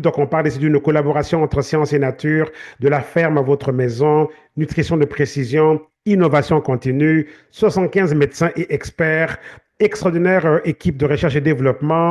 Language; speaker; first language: French; native; French